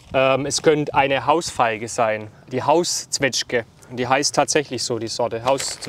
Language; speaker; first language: German; native; German